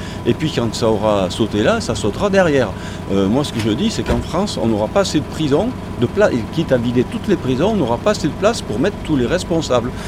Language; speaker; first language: French; native; French